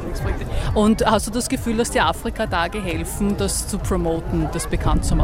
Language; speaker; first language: German; native; German